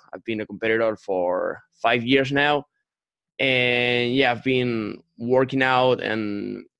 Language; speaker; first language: English; non-native, fluent; Spanish